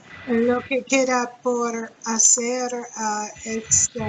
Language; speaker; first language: Spanish; non-native, learner; English